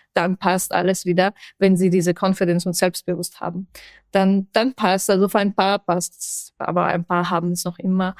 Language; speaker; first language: German; non-native, fluent; Persian